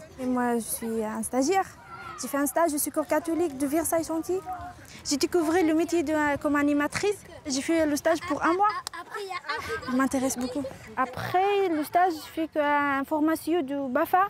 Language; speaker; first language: French; non-native, fluent; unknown